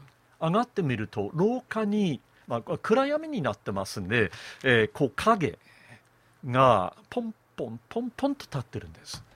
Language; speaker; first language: Japanese; non-native, fluent; English